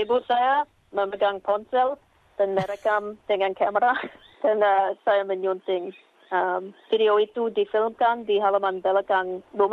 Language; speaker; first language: Indonesian; non-native, learner; English